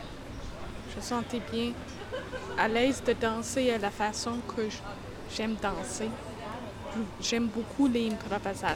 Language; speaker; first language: French; non-native, local second language; English